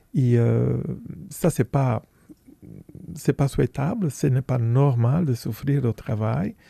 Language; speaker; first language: French; non-native, fluent; Portuguese